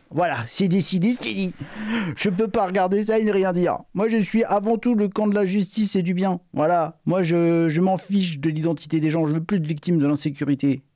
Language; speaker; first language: French; native; French